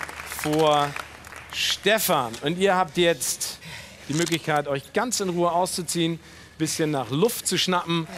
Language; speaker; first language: German; native; German